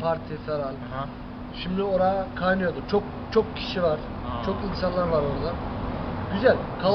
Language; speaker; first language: Turkish; early bilingual, heritage; Turkish